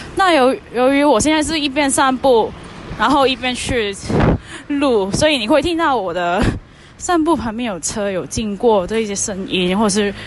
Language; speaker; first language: Chinese; non-native, fluent; Cantonese